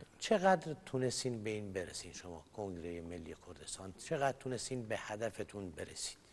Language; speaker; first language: Persian; non-native, local second language; Kurdish